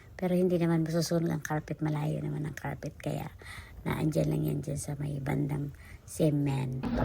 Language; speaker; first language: Filipino; native; Filipino